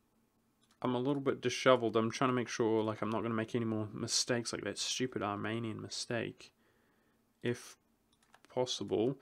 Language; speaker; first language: English; native; English